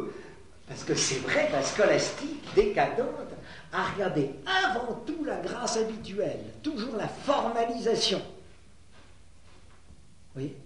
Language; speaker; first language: French; native; French